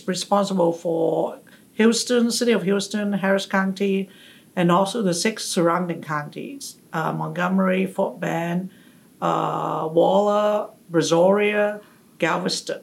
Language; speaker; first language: English; non-native, local second language; Cantonese